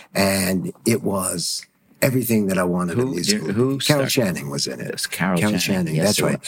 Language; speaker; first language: English; early bilingual, other home language; German